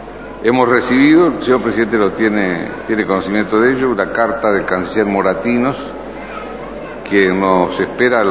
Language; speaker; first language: Spanish; native; Spanish